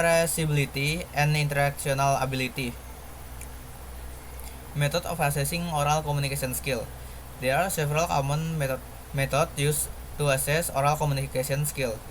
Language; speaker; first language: English; non-native, learner; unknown